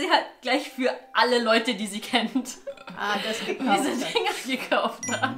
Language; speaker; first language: German; native; German